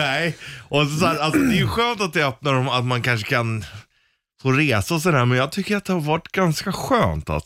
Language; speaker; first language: Swedish; native; Swedish